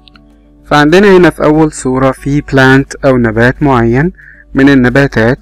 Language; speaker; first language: Arabic; native; Arabic